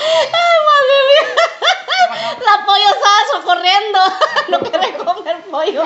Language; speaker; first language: Spanish; non-native, learner; Indonesian